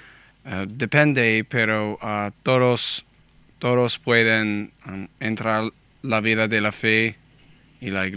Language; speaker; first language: Spanish; non-native, learner; English